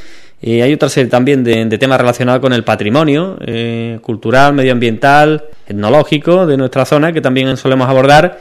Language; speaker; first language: Spanish; native; Spanish